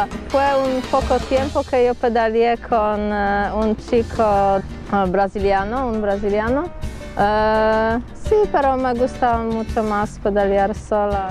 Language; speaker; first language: Spanish; non-native, learner; Polish